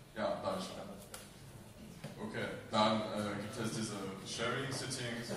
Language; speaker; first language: German; non-native, fluent; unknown